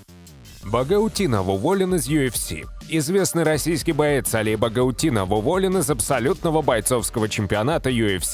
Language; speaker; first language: Russian; native; Russian